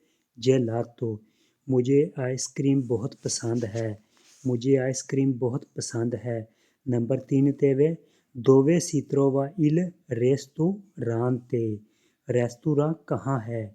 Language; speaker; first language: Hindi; non-native, local second language; Punjabi